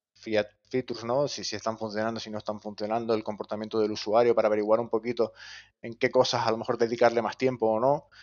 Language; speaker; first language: Spanish; native; Spanish